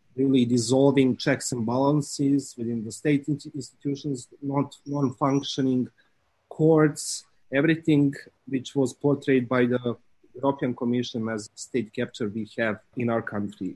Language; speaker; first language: English; non-native, fluent; Serbian